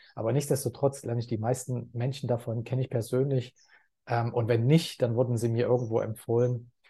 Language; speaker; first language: German; native; German